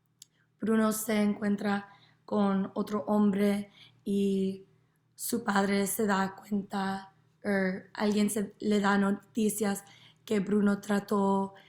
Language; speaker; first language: Spanish; non-native, learner; English